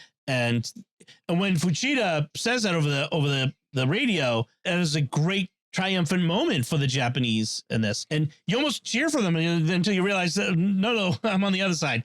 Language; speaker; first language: English; native; English